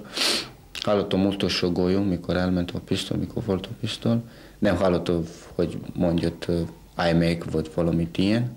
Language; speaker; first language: Hungarian; non-native, learner; Romanian